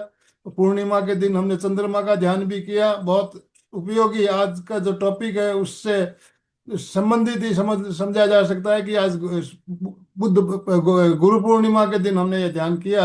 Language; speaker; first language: Hindi; native; Hindi